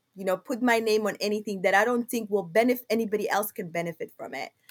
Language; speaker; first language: English; non-native, fluent; Somali